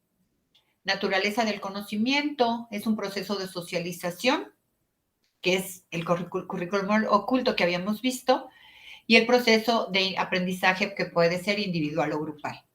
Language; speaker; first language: Spanish; native; Spanish